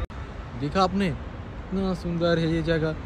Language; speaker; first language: Hindi; non-native, learner; Bangla